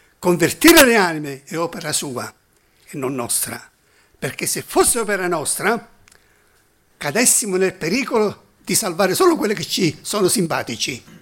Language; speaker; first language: Italian; non-native, fluent; German